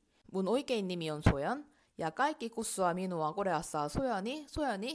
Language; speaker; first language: Finnish; non-native, learner; Korean